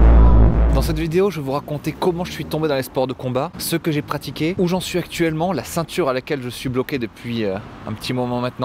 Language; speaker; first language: French; native; French